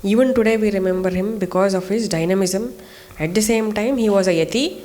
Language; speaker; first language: English; non-native, local second language; Kannada